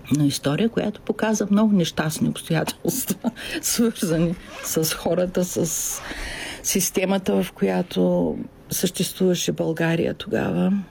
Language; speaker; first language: Bulgarian; native; Bulgarian